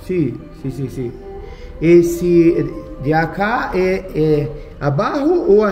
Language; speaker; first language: Spanish; non-native, learner; Portuguese